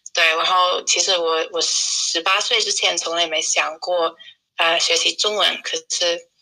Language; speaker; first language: Chinese; non-native, fluent; English